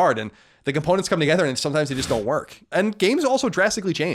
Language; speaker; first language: English; native; English